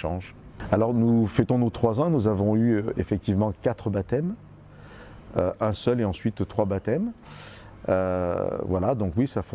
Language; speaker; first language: French; native; French